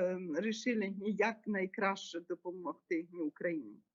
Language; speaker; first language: Ukrainian; non-native, fluent; German